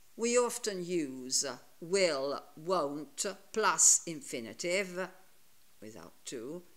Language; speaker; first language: English; non-native, fluent; Italian